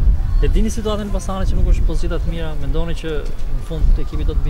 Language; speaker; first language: Albanian; native; Albanian